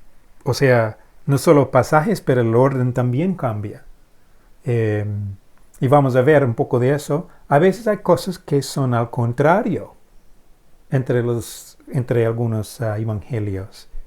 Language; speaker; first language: Spanish; non-native, fluent; English